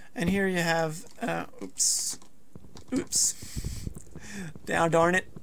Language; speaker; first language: English; non-native, fluent; Danish